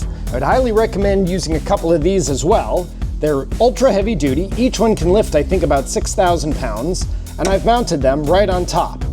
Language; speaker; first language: English; native; English